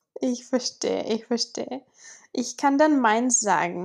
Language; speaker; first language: German; non-native, fluent; Czech